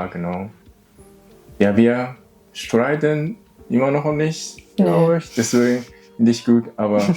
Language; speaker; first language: German; non-native, learner; Japanese